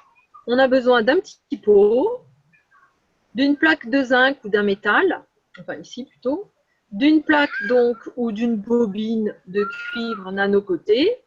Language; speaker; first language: French; native; French